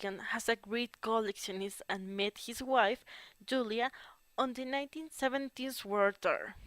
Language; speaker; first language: English; non-native, learner; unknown